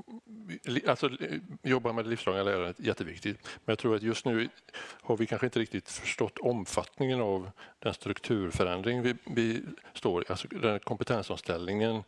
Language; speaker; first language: Swedish; native; Swedish